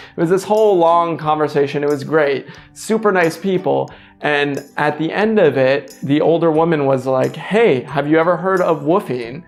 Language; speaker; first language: English; native; English